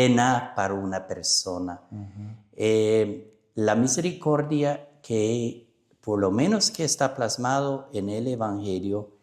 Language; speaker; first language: Spanish; non-native, fluent; English